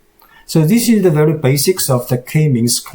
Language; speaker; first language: English; non-native, fluent; Chinese